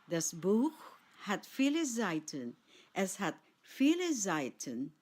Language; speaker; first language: German; non-native, fluent; Filipino